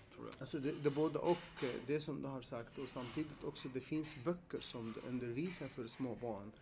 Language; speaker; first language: Swedish; non-native, fluent; Arabic